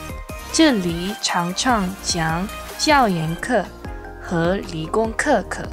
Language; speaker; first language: Chinese; non-native, learner; Korean